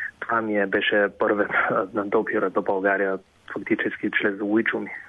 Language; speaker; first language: Bulgarian; non-native, fluent; Chinese